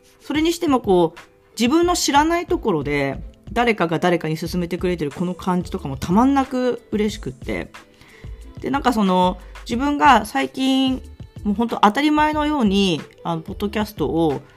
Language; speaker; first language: Japanese; native; Japanese